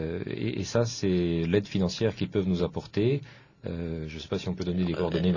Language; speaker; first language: French; native; French